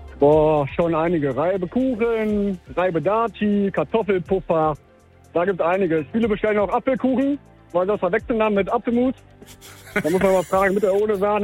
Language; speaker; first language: German; native; German